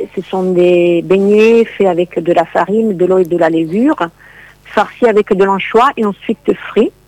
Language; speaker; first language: French; non-native, fluent; Italian